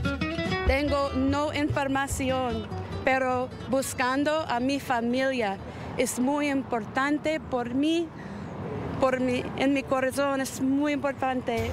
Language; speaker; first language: Spanish; non-native, learner; English